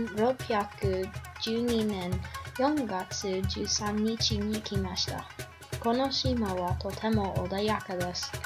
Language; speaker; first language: Japanese; non-native, learner; English